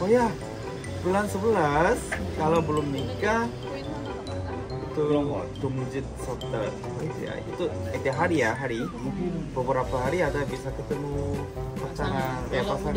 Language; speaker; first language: Indonesian; non-native, learner; Korean